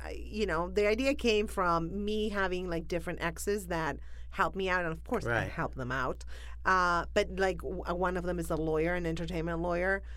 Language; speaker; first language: English; non-native, fluent; Spanish